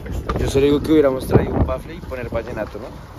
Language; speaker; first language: Spanish; native; Spanish